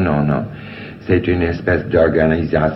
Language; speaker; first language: French; non-native, learner; English